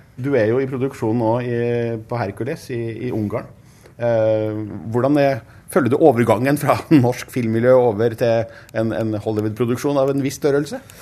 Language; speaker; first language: Norwegian; native; Norwegian